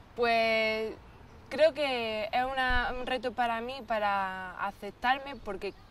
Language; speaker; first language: Spanish; native; Spanish